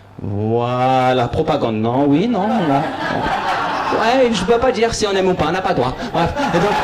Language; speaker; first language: French; early bilingual, other home language; Arabic